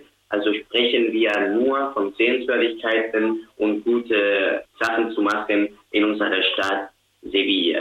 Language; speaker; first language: German; non-native, learner; Spanish